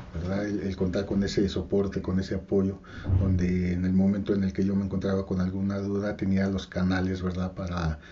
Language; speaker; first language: Spanish; native; Spanish